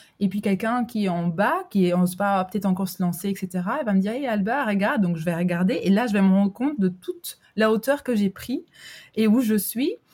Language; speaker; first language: French; early bilingual, other home language; Albanian